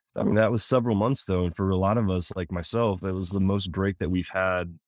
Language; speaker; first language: English; native; English